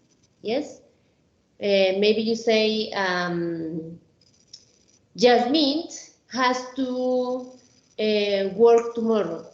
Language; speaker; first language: English; non-native, learner; Spanish